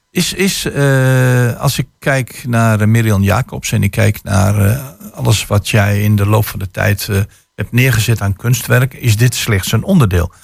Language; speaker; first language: Dutch; native; Dutch